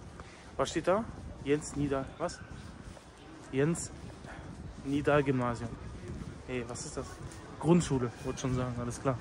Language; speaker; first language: German; native; German